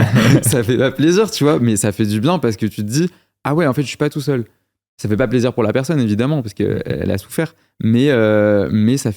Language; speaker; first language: French; native; French